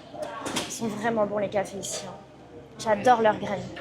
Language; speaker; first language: French; native; French